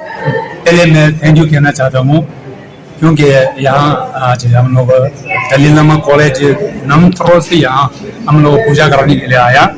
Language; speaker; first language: Hindi; non-native, local second language; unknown